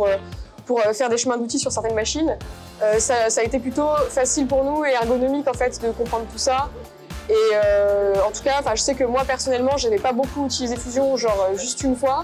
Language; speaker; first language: French; native; French